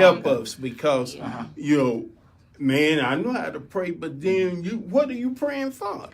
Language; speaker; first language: English; native; English